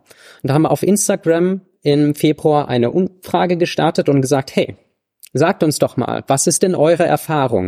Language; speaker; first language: German; native; German